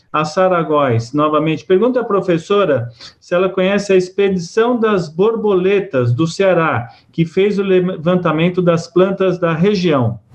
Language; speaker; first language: Portuguese; native; Portuguese